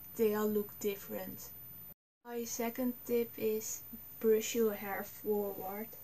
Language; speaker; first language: English; non-native, learner; Dutch